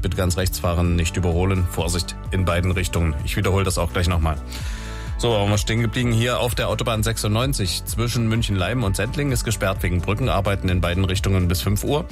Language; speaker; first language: German; native; German